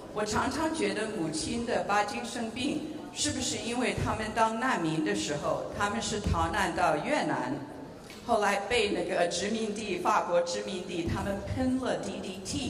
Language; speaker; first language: Chinese; early bilingual, heritage; English